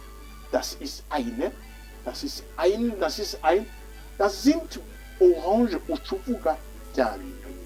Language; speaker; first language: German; non-native, fluent; Rundi